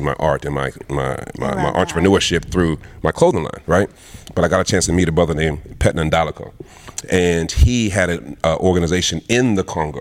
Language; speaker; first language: English; early bilingual, other home language; Lingala